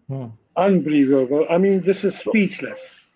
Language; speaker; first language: Urdu; native; Urdu